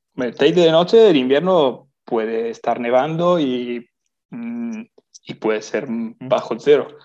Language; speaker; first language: Spanish; non-native, fluent; Italian